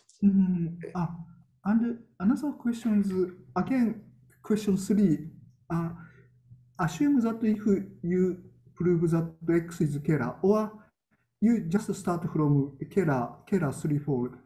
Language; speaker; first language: English; non-native, learner; Japanese